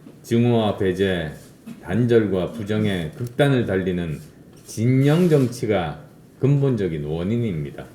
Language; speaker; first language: Korean; native; Korean